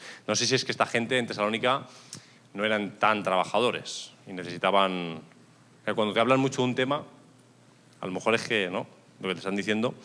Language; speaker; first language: Spanish; native; Spanish